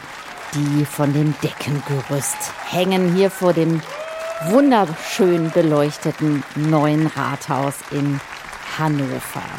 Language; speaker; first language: German; native; German